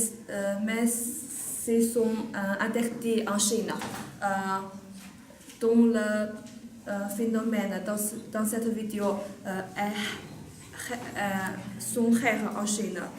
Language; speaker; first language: French; non-native, learner; Chinese